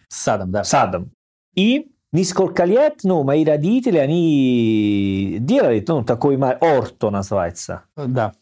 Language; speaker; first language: Russian; non-native, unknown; Italian